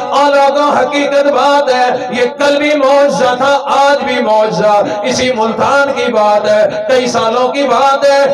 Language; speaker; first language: Urdu; non-native, local second language; Saraiki